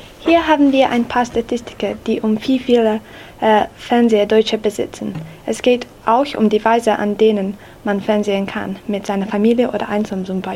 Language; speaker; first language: German; non-native, learner; English